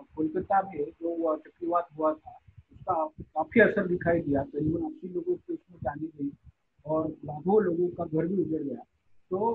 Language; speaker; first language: Hindi; non-native, local second language; Marathi